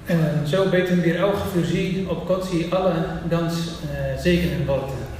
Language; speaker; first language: German; non-native, learner; Dutch